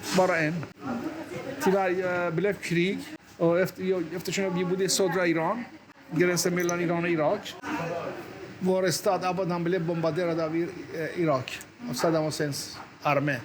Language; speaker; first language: Swedish; non-native, fluent; Persian